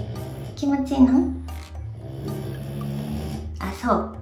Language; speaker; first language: Japanese; native; Japanese